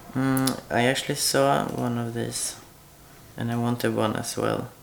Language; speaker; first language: English; non-native, fluent; Swedish